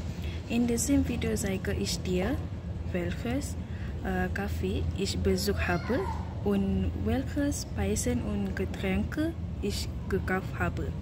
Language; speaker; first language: German; non-native, learner; Malay